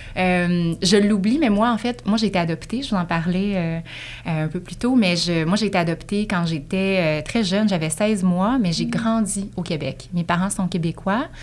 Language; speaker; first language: French; native; French